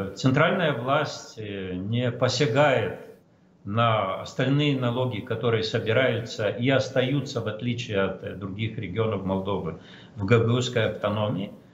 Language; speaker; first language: Russian; non-native, local second language; Romanian